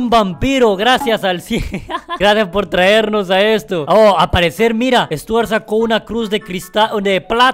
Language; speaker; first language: Spanish; native; Spanish